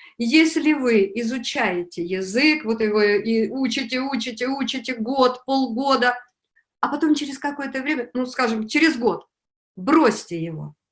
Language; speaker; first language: Russian; native; Russian